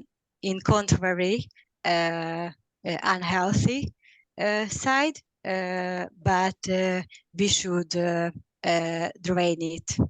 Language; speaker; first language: English; non-native, learner; Hungarian